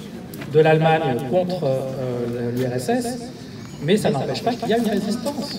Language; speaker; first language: French; native; French